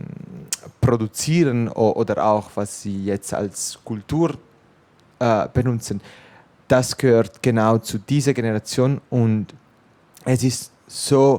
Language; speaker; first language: German; non-native, fluent; Italian